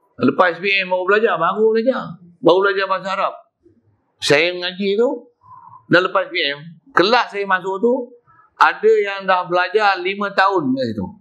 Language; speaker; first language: Malay; native; Malay